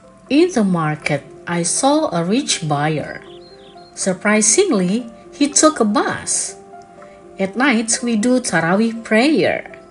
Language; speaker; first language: English; non-native, fluent; Indonesian